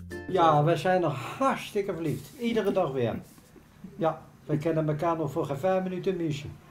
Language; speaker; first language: Dutch; native; Dutch